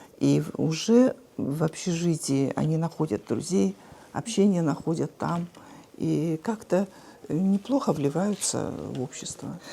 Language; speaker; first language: Russian; non-native, local second language; Abkhazian